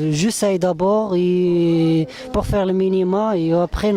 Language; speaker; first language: French; non-native, learner; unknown